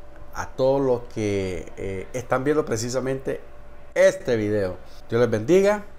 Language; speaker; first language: Spanish; native; Spanish